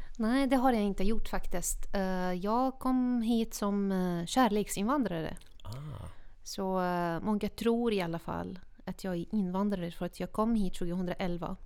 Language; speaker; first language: Swedish; non-native, fluent; Arabic